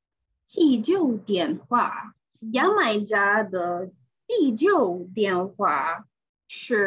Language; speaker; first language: Chinese; non-native, learner; English